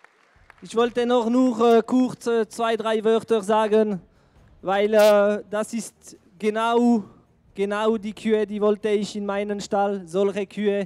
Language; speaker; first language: German; non-native, local second language; French